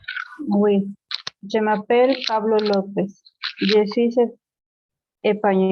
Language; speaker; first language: French; non-native, learner; Spanish